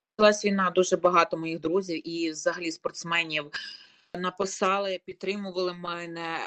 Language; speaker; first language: Ukrainian; native; Ukrainian